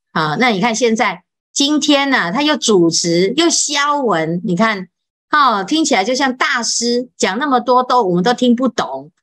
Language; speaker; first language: Chinese; native; Chinese